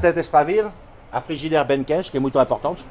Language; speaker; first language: Portuguese; non-native, fluent; French